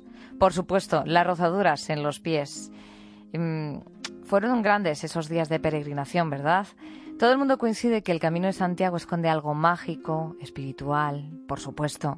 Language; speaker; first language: Spanish; native; Spanish